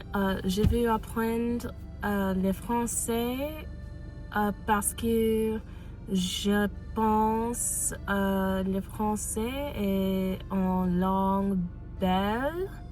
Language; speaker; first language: French; non-native, learner; English